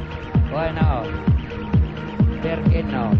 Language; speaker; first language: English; non-native, learner; Italian